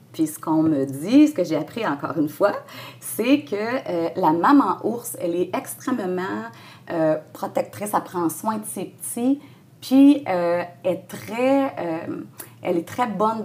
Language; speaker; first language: French; native; French